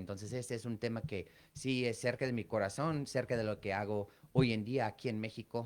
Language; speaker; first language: Spanish; non-native, fluent; English